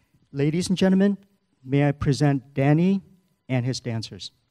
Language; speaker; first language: English; native; English